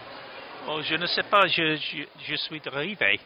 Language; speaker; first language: French; non-native, learner; German